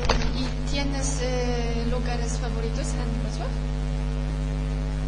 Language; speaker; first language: Spanish; non-native, learner; Polish